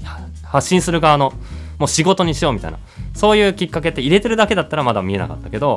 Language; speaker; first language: Japanese; native; Japanese